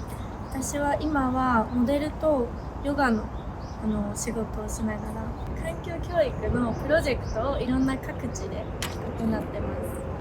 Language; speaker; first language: Japanese; native; Japanese